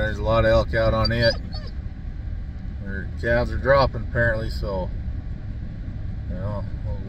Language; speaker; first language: English; native; English